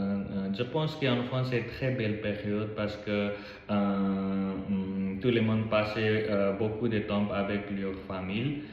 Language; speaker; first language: French; non-native, learner; Nepali